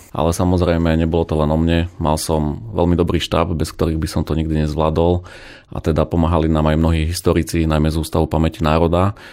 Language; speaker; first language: Slovak; native; Slovak